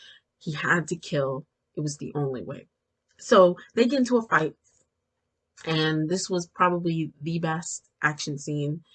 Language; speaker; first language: English; native; English